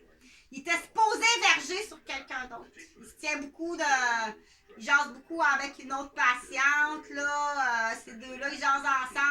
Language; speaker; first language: French; native; French